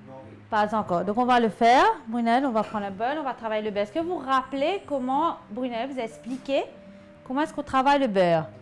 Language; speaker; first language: French; native; French